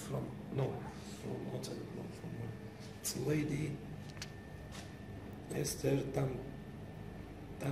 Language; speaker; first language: English; non-native, learner; Arabic